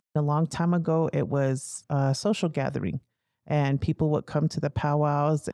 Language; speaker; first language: English; native; English